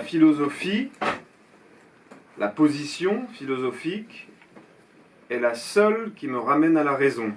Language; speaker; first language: French; native; French